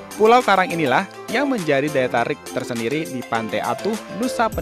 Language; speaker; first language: Indonesian; native; Indonesian